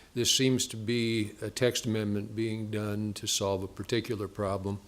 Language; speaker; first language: English; native; English